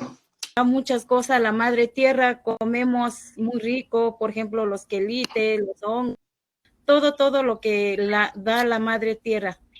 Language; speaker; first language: Spanish; non-native, local second language; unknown